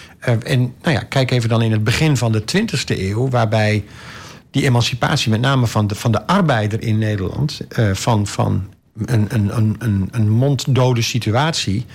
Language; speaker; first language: Dutch; native; Dutch